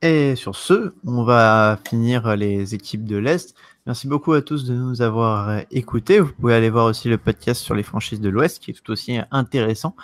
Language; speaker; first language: French; native; French